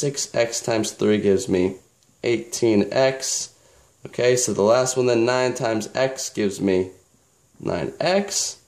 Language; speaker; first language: English; native; English